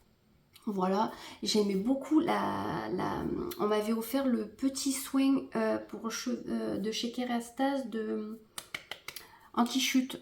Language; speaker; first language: French; native; French